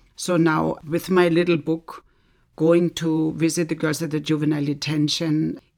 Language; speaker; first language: English; non-native, fluent; German